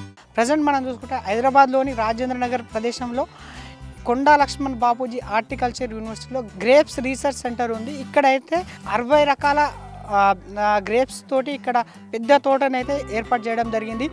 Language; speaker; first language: Telugu; native; Telugu